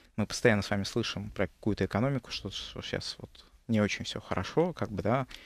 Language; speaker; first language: Russian; native; Russian